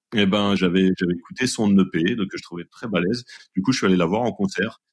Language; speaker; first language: French; native; French